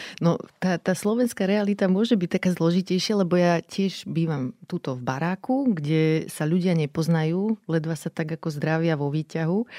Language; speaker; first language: Slovak; native; Slovak